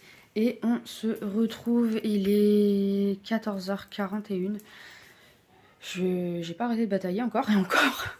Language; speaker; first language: French; native; French